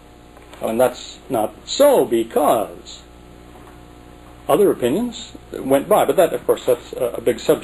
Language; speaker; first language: English; native; English